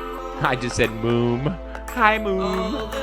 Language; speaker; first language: English; native; English